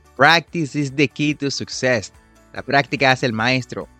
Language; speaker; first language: Spanish; native; Spanish